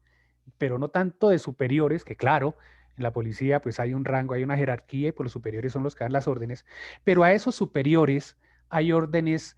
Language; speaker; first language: Spanish; native; Spanish